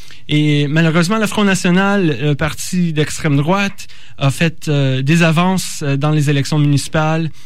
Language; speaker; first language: French; native; French